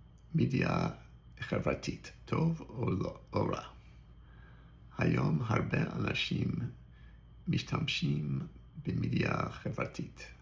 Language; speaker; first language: Hebrew; non-native, learner; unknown